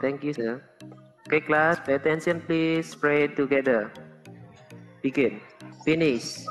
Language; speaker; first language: English; non-native, learner; Indonesian